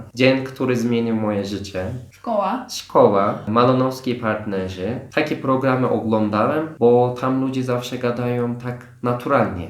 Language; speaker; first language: Polish; non-native, fluent; Turkish